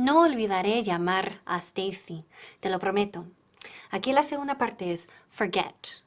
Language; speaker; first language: Spanish; non-native, fluent; English